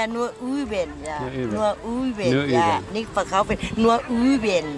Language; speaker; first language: German; non-native, learner; Thai